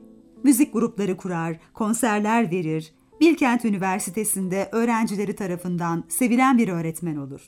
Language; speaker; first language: Turkish; native; Turkish